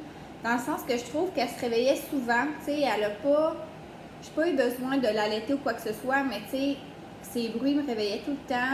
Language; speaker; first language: French; native; French